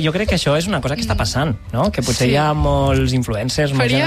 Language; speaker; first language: Catalan; native; Catalan